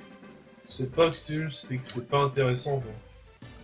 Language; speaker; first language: French; native; French